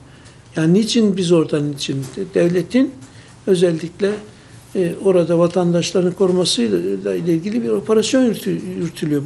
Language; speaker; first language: Turkish; native; Turkish